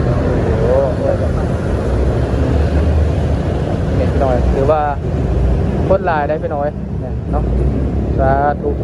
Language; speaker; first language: Thai; non-native, local second language; Lao